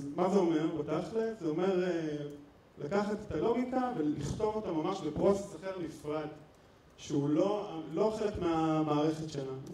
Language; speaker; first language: Hebrew; native; Hebrew